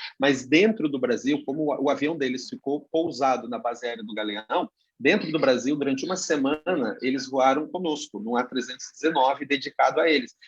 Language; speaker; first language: Portuguese; native; Portuguese